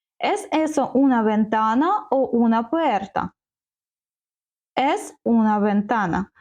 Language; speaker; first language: Spanish; non-native, learner; Ukrainian